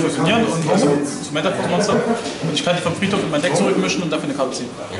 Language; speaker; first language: German; native; German